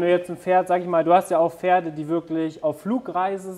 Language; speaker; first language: German; native; German